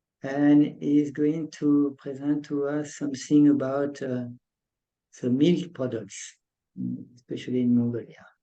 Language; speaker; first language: English; non-native, fluent; French